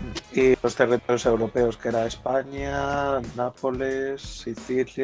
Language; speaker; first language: Spanish; native; Spanish